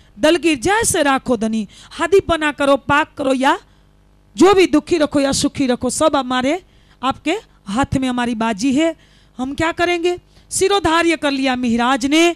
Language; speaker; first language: Hindi; non-native, local second language; Gujarati